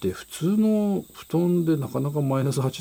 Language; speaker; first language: Japanese; native; Japanese